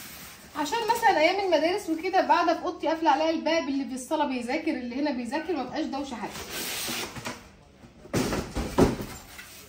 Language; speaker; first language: Arabic; native; Arabic